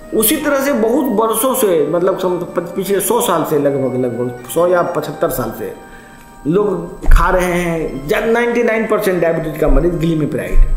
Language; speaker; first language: Hindi; native; Hindi